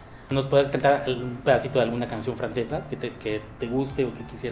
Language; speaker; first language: Spanish; native; Spanish